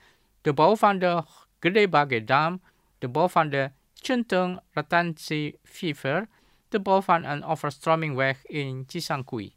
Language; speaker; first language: Dutch; non-native, fluent; Indonesian